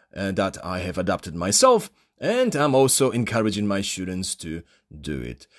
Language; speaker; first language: English; non-native, fluent; Polish